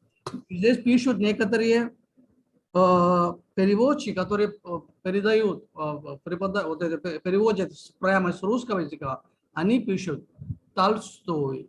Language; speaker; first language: Russian; native; Russian